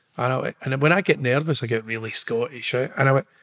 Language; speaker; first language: English; native; English